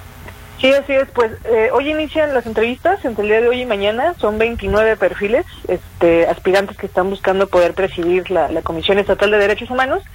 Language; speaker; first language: Spanish; native; Spanish